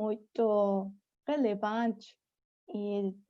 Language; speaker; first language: Portuguese; non-native, fluent; Spanish